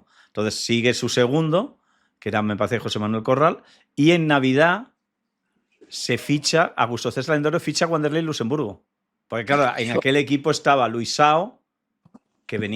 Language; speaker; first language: Spanish; native; Spanish